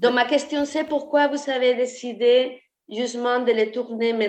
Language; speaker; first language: French; non-native, fluent; Spanish